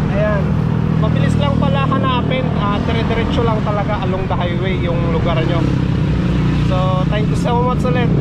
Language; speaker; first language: Filipino; native; Filipino